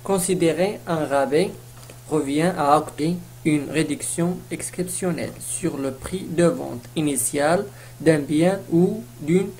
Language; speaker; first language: French; non-native, local second language; Arabic